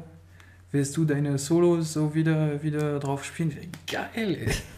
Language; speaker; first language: German; non-native, fluent; French